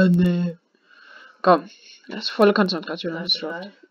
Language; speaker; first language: German; native; German